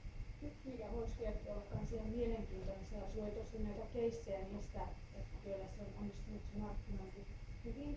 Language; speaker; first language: Finnish; native; Finnish